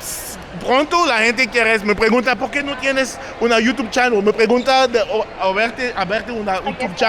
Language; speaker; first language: Spanish; non-native, learner; English